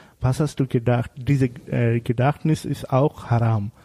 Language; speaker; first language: German; non-native, learner; Bangla